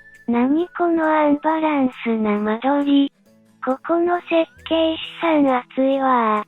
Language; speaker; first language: Japanese; native; Japanese